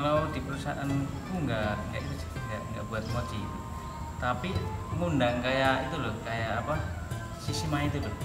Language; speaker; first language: Indonesian; native; Indonesian